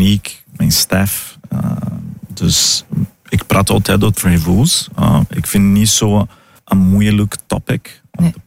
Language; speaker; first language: Dutch; non-native, fluent; Portuguese